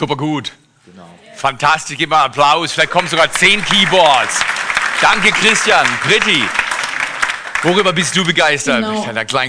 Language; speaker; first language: German; native; German